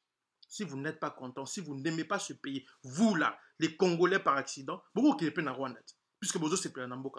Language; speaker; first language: French; non-native, local second language; Lingala